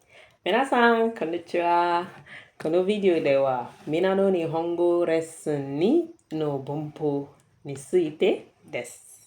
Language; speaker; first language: Japanese; non-native, fluent; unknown